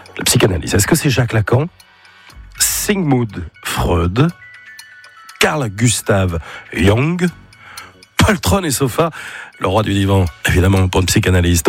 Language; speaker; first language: French; native; French